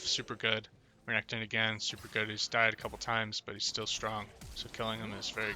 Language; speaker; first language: English; native; English